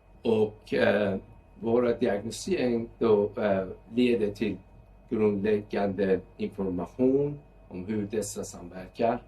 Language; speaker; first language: Swedish; non-native, fluent; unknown